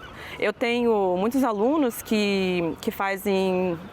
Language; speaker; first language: Portuguese; non-native, fluent; English